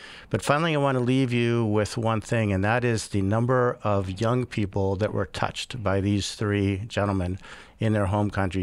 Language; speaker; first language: English; early bilingual, other home language; Spanish